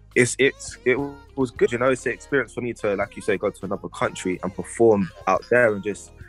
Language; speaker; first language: English; native; English